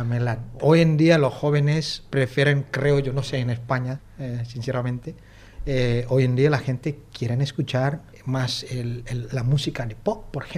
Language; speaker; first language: Spanish; non-native, fluent; Indonesian